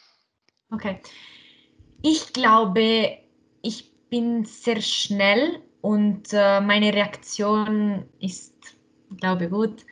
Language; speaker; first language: German; non-native, local second language; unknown